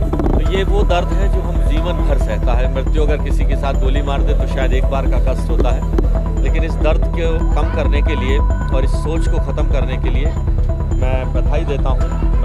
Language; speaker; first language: Hindi; native; Hindi